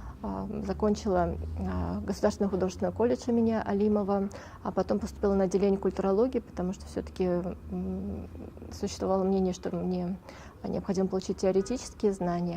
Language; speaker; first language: Russian; non-native, local second language; Tajik